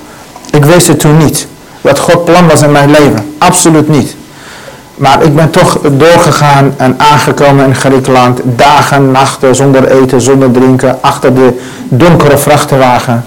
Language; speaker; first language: Dutch; non-native, learner; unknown